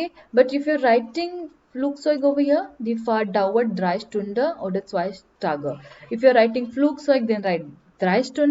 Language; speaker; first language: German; non-native, learner; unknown